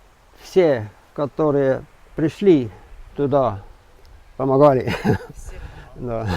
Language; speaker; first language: Russian; non-native, learner; Estonian